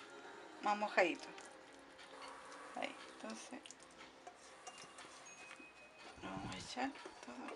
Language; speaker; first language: Spanish; native; Spanish